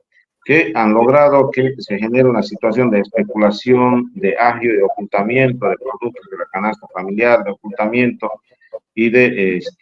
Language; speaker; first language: Spanish; native; Spanish